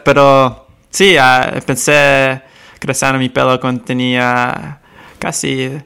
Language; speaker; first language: Spanish; early bilingual, heritage; Spanish